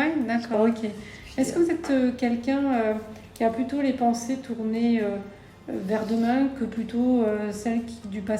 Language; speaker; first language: French; native; French